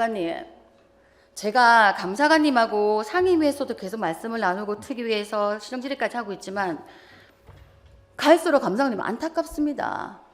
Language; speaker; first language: Korean; native; Korean